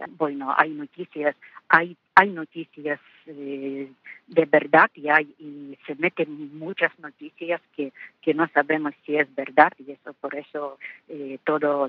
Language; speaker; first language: Spanish; non-native, learner; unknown